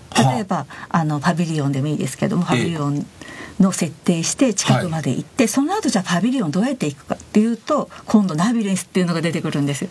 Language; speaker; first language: Japanese; native; Japanese